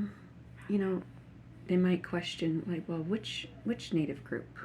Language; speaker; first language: English; native; English